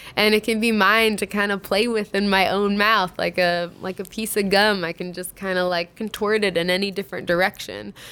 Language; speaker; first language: English; native; English